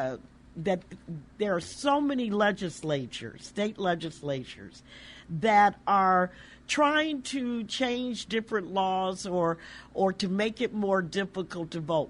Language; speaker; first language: English; native; English